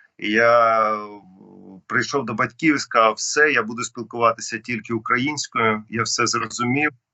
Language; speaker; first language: Ukrainian; non-native, local second language; Russian